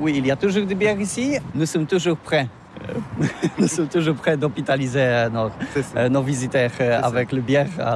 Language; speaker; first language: French; non-native, learner; Polish